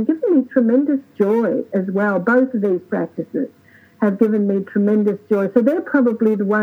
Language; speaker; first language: English; native; English